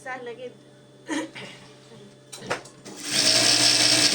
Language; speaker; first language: Arabic; native; Arabic